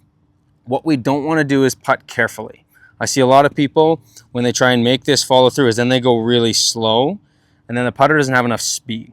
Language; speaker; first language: English; native; English